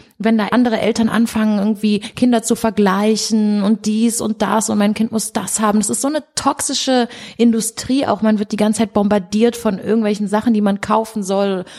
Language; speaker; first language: German; early bilingual, other home language; Portuguese